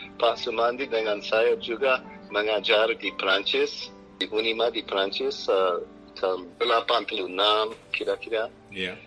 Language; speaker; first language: Indonesian; non-native, fluent; English